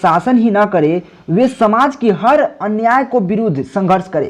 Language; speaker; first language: Hindi; native; Hindi